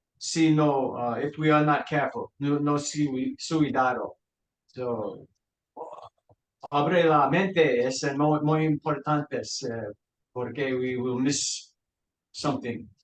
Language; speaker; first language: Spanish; non-native, learner; English